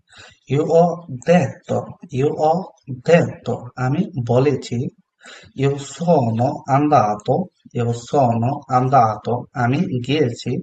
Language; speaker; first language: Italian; non-native, fluent; Bangla